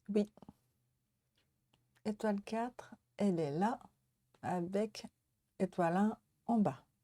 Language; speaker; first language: French; non-native, learner; Japanese